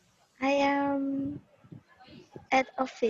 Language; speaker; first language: English; non-native, learner; Khmer